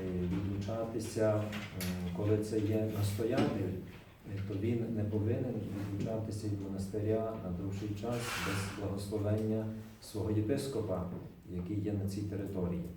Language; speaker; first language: Ukrainian; native; Ukrainian